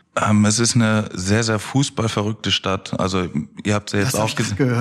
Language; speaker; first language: German; native; German